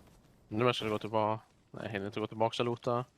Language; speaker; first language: Swedish; native; Swedish